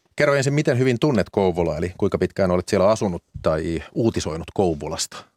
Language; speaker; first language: Finnish; native; Finnish